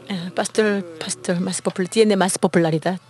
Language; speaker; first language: Spanish; non-native, learner; Korean